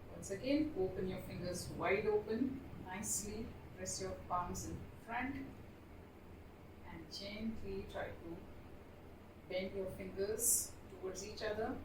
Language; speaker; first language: English; non-native, local second language; Marathi